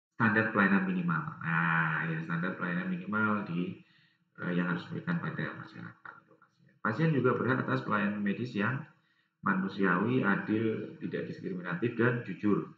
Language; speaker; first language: Indonesian; native; Indonesian